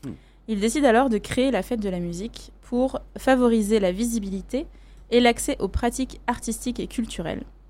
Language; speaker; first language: French; native; French